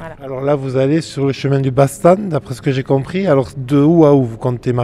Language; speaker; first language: French; native; French